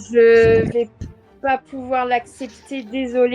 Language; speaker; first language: French; native; French